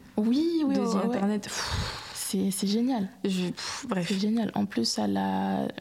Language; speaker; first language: French; native; French